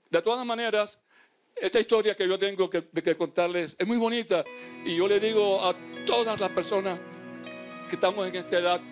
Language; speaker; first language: Spanish; native; Spanish